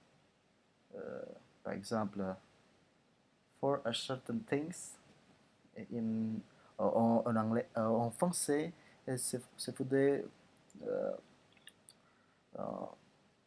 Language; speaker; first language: French; non-native, learner; Indonesian